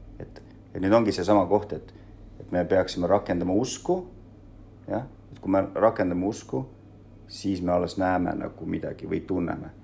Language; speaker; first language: Estonian; early bilingual, other home language; Russian